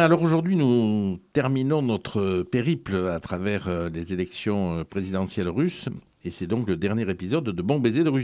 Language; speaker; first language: French; native; French